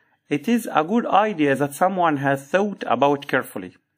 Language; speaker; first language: English; non-native, fluent; Arabic